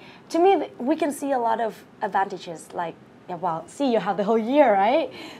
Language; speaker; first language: English; non-native, fluent; Vietnamese